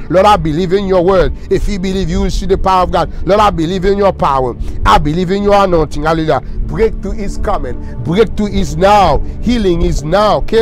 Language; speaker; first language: English; non-native, fluent; Haitian Creole